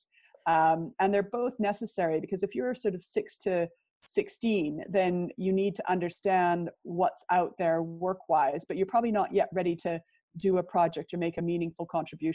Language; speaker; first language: English; native; English